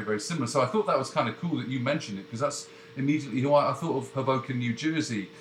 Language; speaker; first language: English; native; English